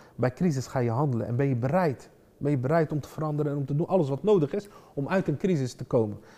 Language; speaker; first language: Dutch; early bilingual, other home language; Arabic